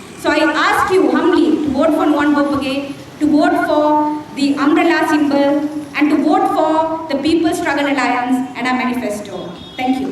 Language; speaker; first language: English; non-native, local second language; Tamil